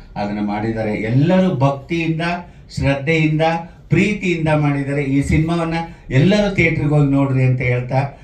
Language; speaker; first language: Kannada; native; Kannada